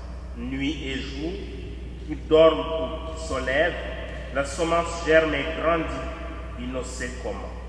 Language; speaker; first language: French; native; French